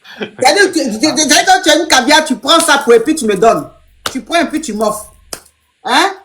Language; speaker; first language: French; non-native, local second language; Lingala